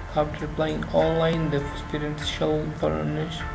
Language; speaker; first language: English; non-native, local second language; Urdu